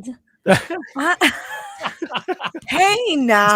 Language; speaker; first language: English; native; English